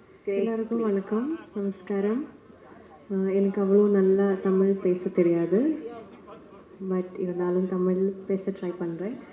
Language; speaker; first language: Tamil; non-native, learner; Malayalam